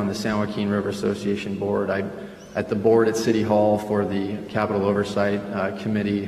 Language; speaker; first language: English; early bilingual, other home language; Spanish